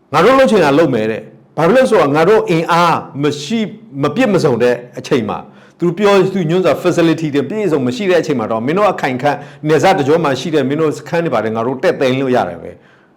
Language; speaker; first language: Burmese; non-native, local second language; S'gaw Karen